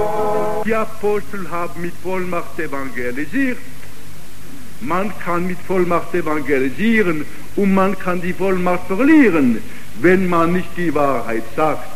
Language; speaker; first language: German; non-native, fluent; Italian